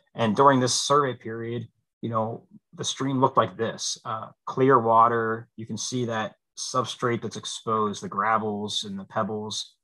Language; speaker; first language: English; native; English